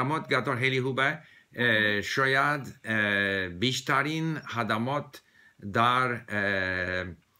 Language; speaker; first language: Persian; non-native, learner; English